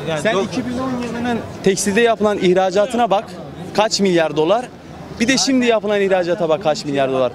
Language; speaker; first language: Turkish; native; Turkish